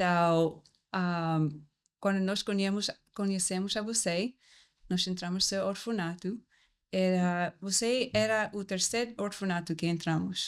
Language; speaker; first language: Portuguese; non-native, learner; English